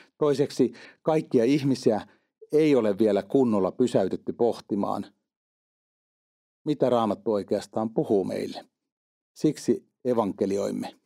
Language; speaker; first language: Finnish; native; Finnish